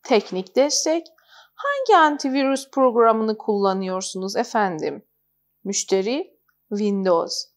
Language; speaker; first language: Turkish; non-native, fluent; Persian